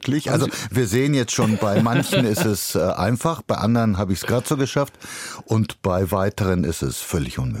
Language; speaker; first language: German; early bilingual, other home language; Bulgarian